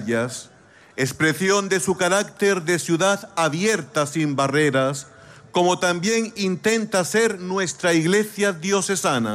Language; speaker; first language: Spanish; native; Spanish